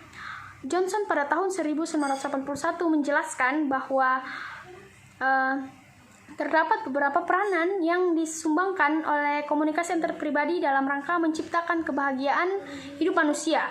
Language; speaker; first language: Indonesian; native; Indonesian